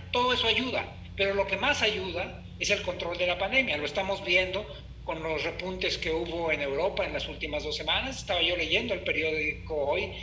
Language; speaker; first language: Spanish; native; Spanish